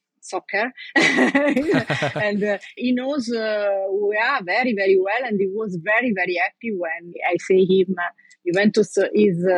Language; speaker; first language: English; non-native, learner; Italian